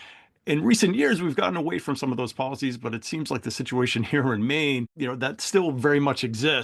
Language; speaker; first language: English; native; English